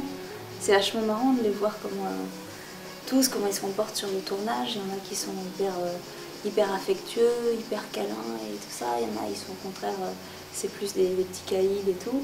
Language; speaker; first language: French; native; French